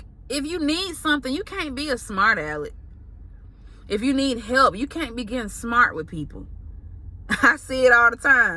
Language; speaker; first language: English; native; English